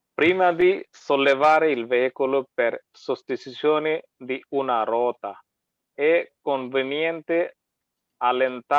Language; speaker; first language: Italian; non-native, fluent; Bangla